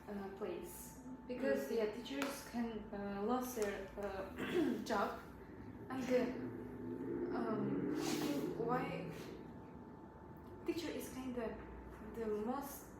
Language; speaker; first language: English; non-native, learner; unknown